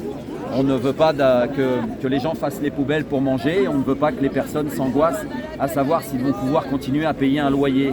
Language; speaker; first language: French; native; French